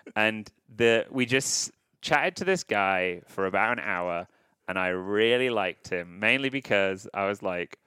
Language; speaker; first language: English; native; English